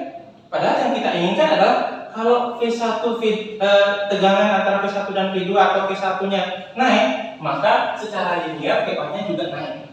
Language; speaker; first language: Indonesian; native; Indonesian